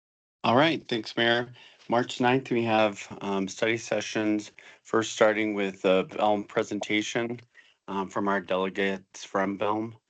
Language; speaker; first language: English; native; English